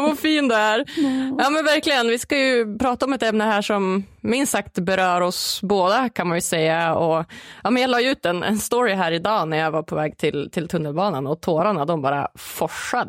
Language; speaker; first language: Swedish; native; Swedish